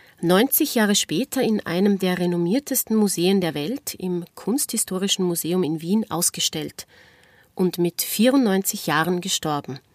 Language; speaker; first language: German; native; German